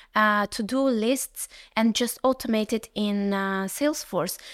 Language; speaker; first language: English; non-native, fluent; Uzbek